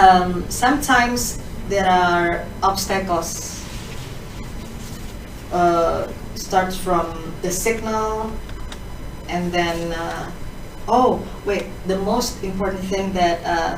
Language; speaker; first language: English; non-native, fluent; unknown